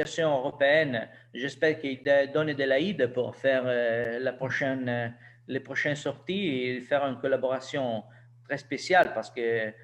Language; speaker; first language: French; non-native, learner; Italian